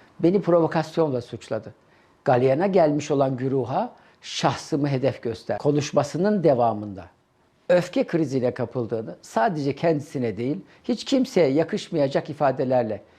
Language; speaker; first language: Turkish; native; Turkish